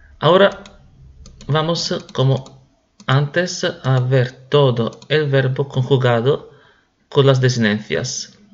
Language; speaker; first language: Spanish; non-native, fluent; Italian